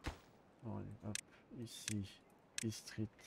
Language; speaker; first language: French; native; French